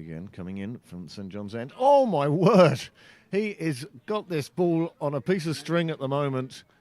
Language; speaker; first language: English; native; English